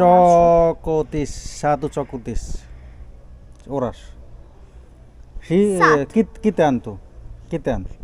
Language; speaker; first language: Romanian; non-native, learner; Bangla